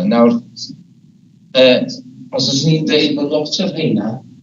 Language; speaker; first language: Welsh; native; Welsh